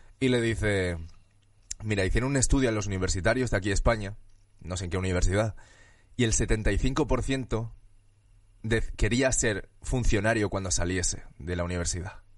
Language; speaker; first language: Spanish; early bilingual, other home language; Chinese